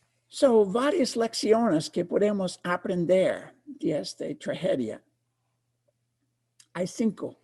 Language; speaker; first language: Spanish; non-native, fluent; English